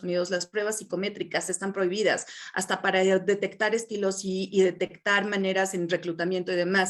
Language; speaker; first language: Spanish; native; Spanish